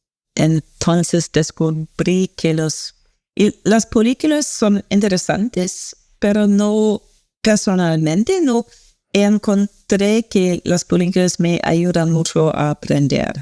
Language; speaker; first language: Spanish; non-native, learner; English